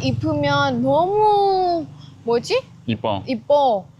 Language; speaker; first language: Korean; non-native, learner; Vietnamese